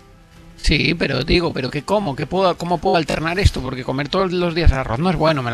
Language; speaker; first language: Spanish; native; Spanish